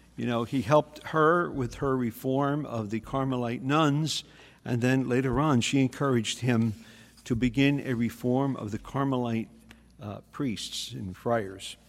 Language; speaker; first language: English; native; English